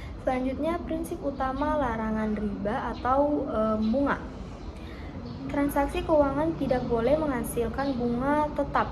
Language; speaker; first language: Indonesian; native; Indonesian